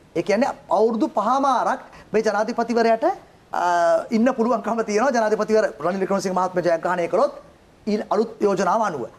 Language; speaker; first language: Sinhala; native; Sinhala